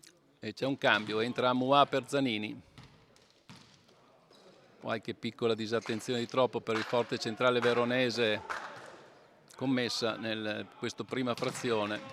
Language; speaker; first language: Italian; native; Italian